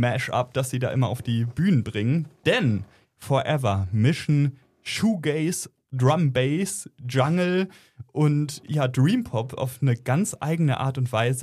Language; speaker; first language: German; native; German